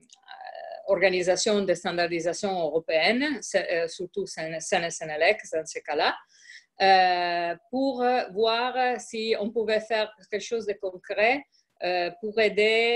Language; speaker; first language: French; non-native, fluent; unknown